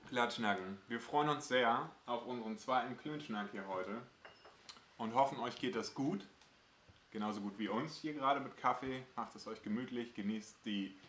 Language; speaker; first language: German; native; German